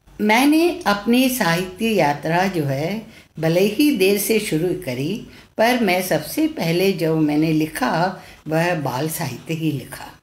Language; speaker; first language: Hindi; non-native, local second language; Tamil